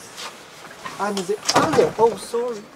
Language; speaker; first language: English; non-native, learner; Chinese